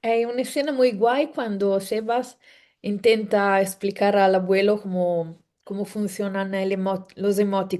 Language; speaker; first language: Spanish; non-native, fluent; Italian